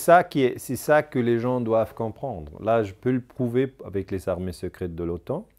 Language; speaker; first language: French; non-native, local second language; German